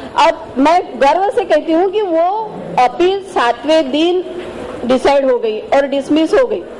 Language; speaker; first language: Hindi; non-native, local second language; Marathi